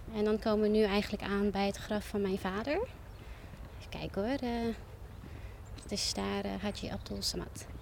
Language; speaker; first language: Dutch; native; Dutch